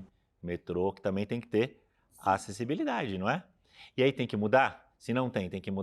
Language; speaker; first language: Portuguese; native; Portuguese